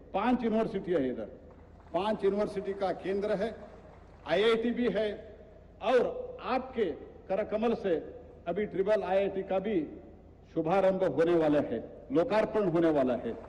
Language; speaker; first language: Hindi; non-native, local second language; Kannada